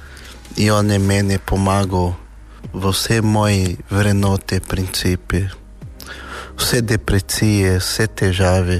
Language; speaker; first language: Slovenian; non-native, learner; Portuguese